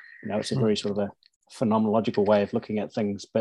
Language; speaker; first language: English; native; English